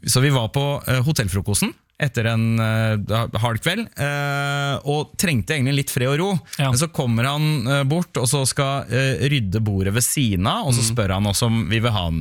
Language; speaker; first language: Norwegian; native; Norwegian